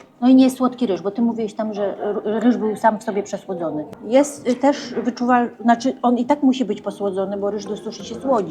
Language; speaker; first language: Polish; native; Polish